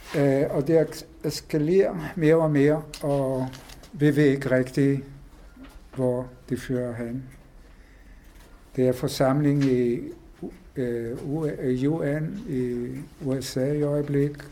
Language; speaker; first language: Danish; non-native, fluent; Hebrew